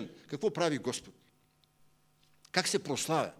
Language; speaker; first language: Bulgarian; native; Bulgarian